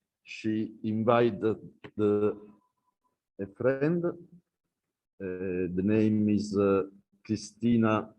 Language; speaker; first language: English; non-native, learner; Italian